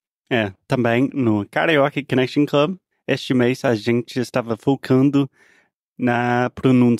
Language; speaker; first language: Portuguese; non-native, fluent; English